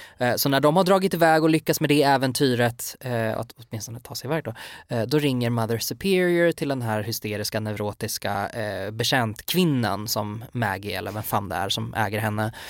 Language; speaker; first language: Swedish; native; Swedish